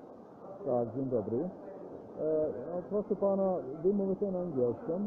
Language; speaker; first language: Polish; non-native, learner; English